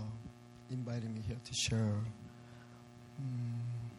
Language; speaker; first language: English; non-native, learner; Korean